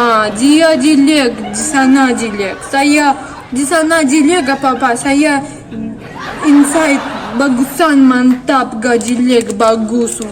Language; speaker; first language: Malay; non-native, learner; Russian